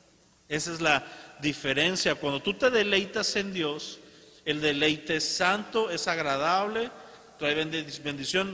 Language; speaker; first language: Spanish; native; Spanish